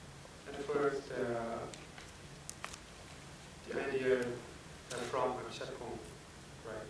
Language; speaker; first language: English; non-native, fluent; Thai